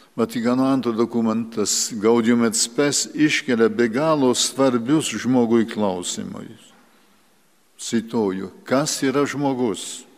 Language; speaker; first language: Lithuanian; early bilingual, heritage; Lithuanian